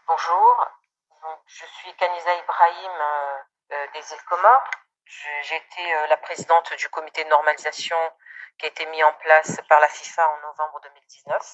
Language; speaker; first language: French; non-native, local second language; Comorian